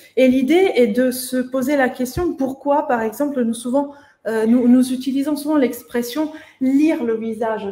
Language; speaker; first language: French; non-native, fluent; Italian